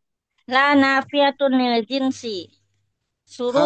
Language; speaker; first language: Arabic; non-native, learner; Indonesian